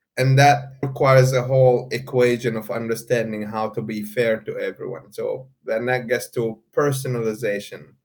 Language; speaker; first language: English; non-native, fluent; Arabic